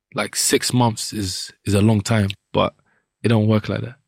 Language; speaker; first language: English; native; English